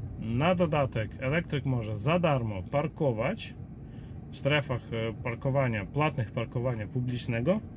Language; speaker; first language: Polish; native; Polish